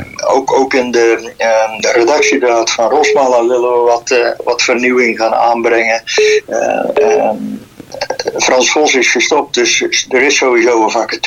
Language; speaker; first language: Dutch; native; Dutch